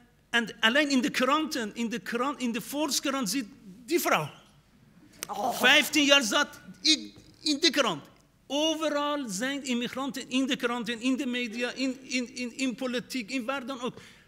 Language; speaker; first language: Dutch; non-native, fluent; Persian